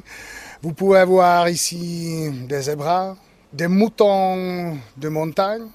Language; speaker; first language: French; non-native, learner; Czech